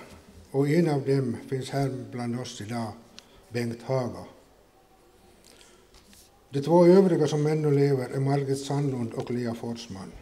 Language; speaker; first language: Swedish; native; Swedish